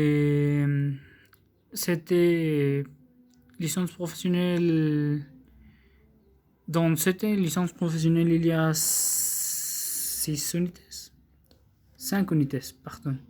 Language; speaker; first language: French; non-native, learner; Spanish